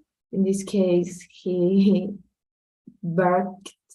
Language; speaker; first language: English; non-native, learner; Spanish